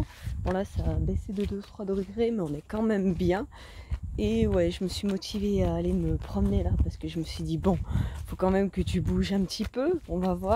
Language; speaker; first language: French; native; French